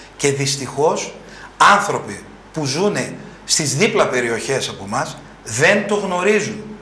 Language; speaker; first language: Greek; early bilingual, other home language; French